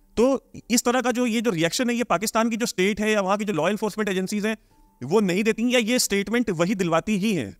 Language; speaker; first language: Hindi; native; Hindi